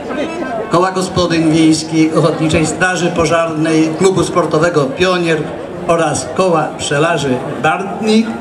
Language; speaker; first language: Polish; native; Polish